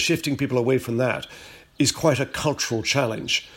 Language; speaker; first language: English; native; English